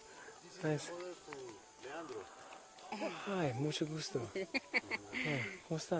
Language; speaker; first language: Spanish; non-native, learner; English